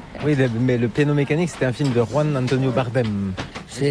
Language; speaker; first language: French; native; French